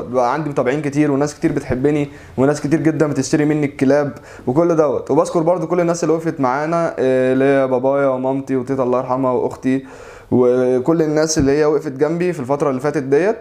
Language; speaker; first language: Arabic; native; Arabic